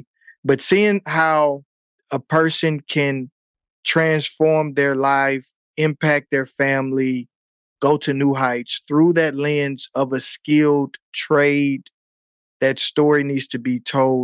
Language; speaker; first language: English; native; English